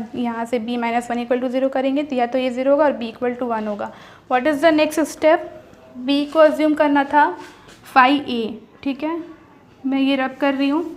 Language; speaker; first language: Hindi; native; Hindi